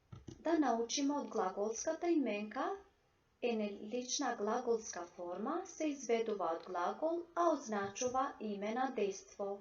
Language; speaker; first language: Macedonian; non-native, local second language; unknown